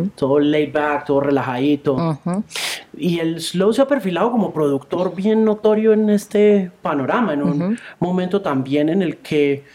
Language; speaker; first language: Spanish; native; Spanish